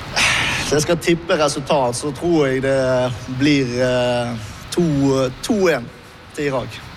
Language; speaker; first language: Norwegian; early bilingual, other home language; Arabic